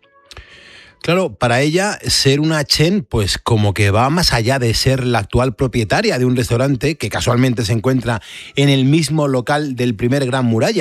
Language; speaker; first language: Spanish; native; Spanish